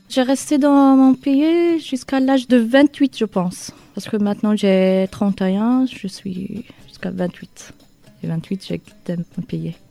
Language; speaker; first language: French; non-native, local second language; Arabic